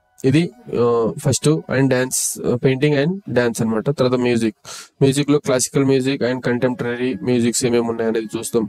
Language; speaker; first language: Telugu; native; Telugu